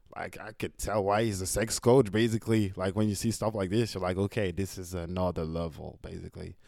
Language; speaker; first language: English; non-native, fluent; French